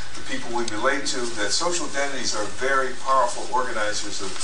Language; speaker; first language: English; native; English